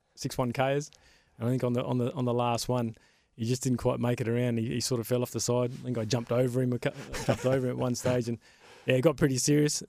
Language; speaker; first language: English; native; English